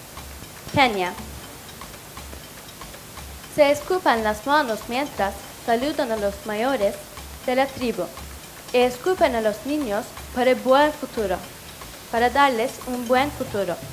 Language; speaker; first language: Spanish; non-native, learner; Turkish